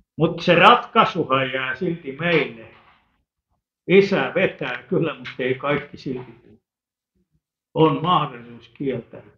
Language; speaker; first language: Finnish; native; Finnish